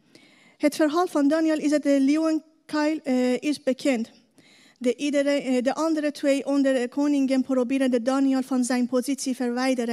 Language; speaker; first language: Dutch; non-native, learner; Persian